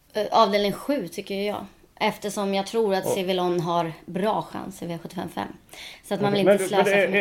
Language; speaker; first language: Swedish; native; Swedish